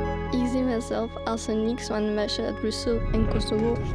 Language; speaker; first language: Dutch; early bilingual, other home language; Albanian